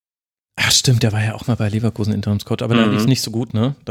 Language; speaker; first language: German; native; German